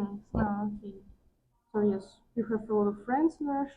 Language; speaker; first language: English; non-native, fluent; Russian